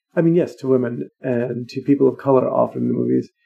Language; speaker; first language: English; native; English